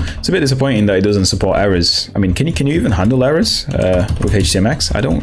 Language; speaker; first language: English; non-native, fluent; Portuguese